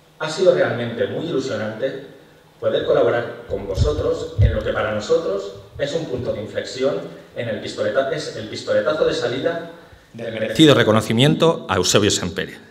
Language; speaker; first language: Spanish; native; Spanish